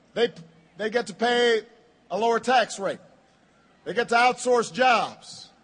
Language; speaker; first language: English; native; English